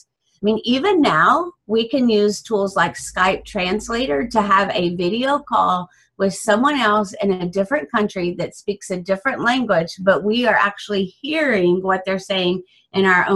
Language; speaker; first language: English; native; English